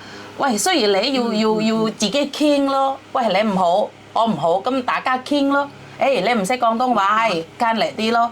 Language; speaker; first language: Cantonese; non-native, fluent; Indonesian